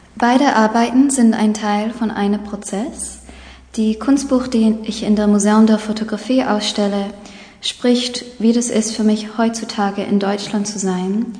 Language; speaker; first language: German; non-native, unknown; English